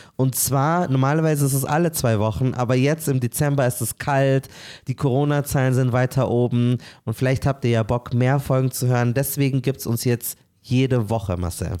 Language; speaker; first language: German; native; German